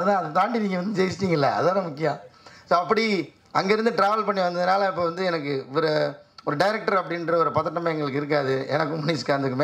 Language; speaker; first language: Tamil; native; Tamil